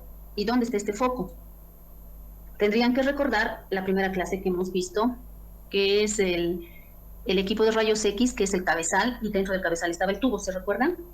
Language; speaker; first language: Spanish; native; Spanish